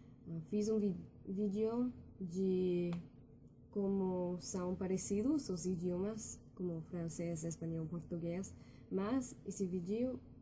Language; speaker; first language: Portuguese; non-native, learner; English